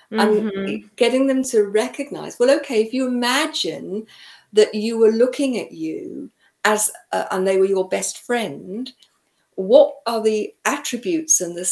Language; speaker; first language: English; native; English